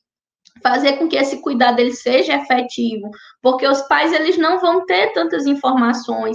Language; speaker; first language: Portuguese; native; Portuguese